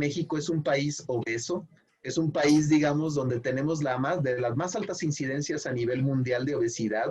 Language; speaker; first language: Spanish; native; Spanish